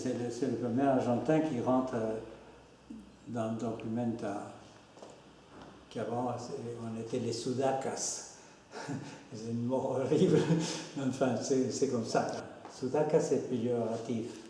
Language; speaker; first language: French; non-native, fluent; Spanish